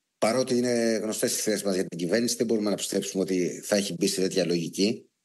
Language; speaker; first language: Greek; native; Greek